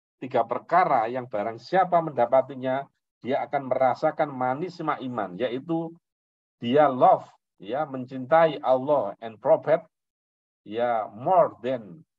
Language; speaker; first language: Indonesian; native; Indonesian